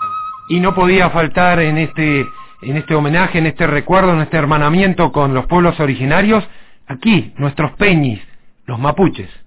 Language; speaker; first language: Spanish; native; Spanish